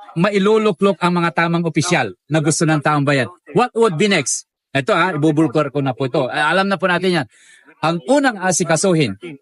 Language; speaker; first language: Filipino; non-native, local second language; Iloko